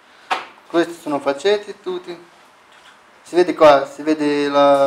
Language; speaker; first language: Italian; non-native, learner; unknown